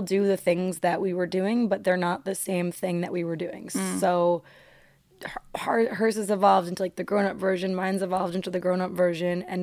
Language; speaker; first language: English; native; English